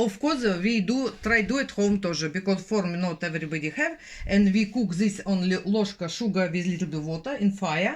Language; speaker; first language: English; non-native, learner; Russian